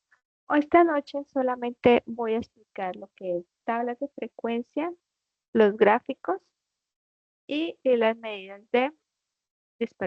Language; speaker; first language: Spanish; native; Spanish